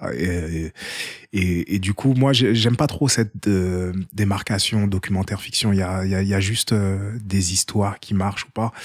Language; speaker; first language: French; early bilingual, other home language; Haitian Creole